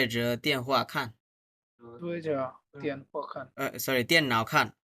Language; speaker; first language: Chinese; non-native, fluent; Bangla